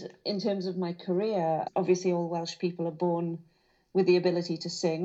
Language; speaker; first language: English; native; English